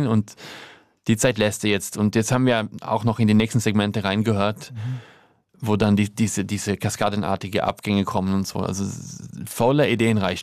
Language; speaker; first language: German; native; German